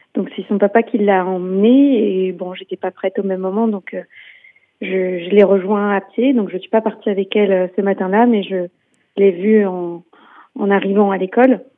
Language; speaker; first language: French; native; French